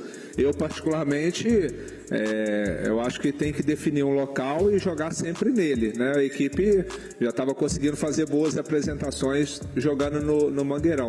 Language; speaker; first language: Portuguese; native; Portuguese